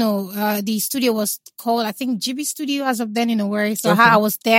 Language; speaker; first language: English; non-native, local second language; Igbo